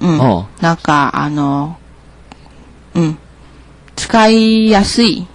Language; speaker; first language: Japanese; non-native, fluent; Chinese